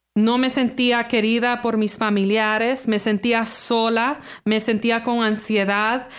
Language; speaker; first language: Spanish; early bilingual, heritage; English